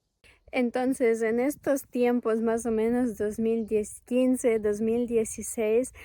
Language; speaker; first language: Spanish; non-native, fluent; Ukrainian